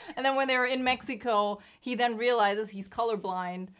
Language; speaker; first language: English; non-native, fluent; German